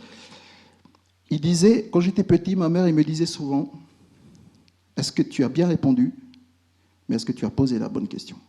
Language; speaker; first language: French; native; French